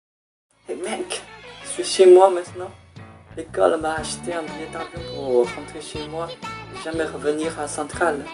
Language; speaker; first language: French; non-native, learner; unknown